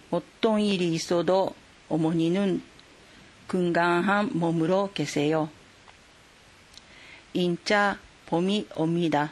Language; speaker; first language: Korean; non-native, fluent; Japanese